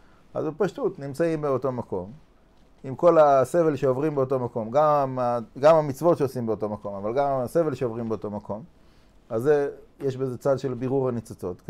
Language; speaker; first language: Hebrew; non-native, fluent; English